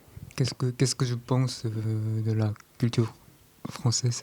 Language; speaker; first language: French; non-native, learner; Korean